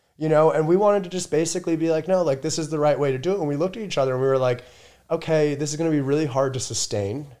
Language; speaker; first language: English; native; English